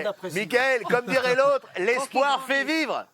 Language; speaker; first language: French; native; French